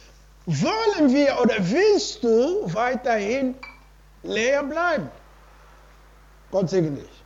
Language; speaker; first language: German; non-native, learner; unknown